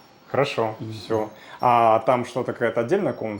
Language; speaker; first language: Russian; native; Russian